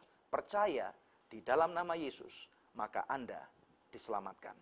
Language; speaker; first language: Indonesian; native; Indonesian